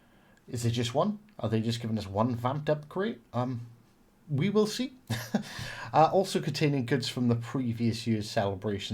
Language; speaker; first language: English; native; English